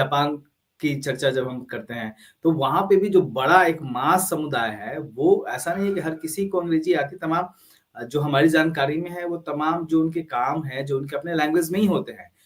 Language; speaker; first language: Hindi; native; Hindi